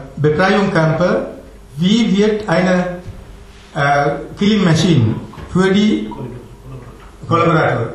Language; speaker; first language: German; non-native, learner; Tamil